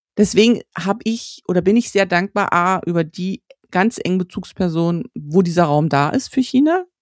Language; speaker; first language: German; native; German